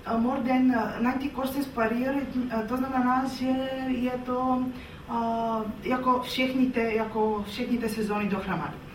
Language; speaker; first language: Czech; non-native, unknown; Bulgarian